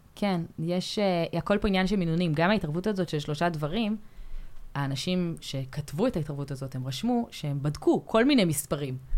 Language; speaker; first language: Hebrew; native; Hebrew